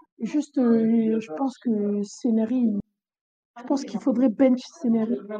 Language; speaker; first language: French; early bilingual, other home language; Albanian